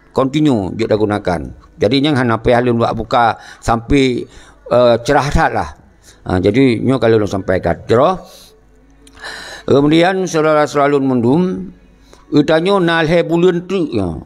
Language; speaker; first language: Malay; non-native, local second language; Achinese